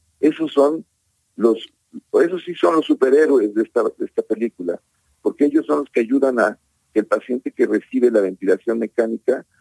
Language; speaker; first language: Spanish; native; Spanish